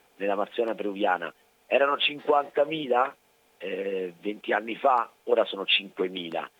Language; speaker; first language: Italian; native; Italian